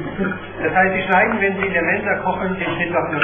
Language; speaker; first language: German; native; German